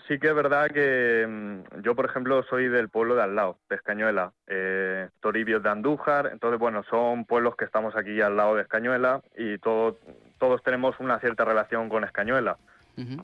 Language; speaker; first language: Spanish; native; Spanish